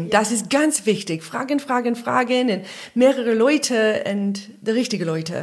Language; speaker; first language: German; non-native, learner; English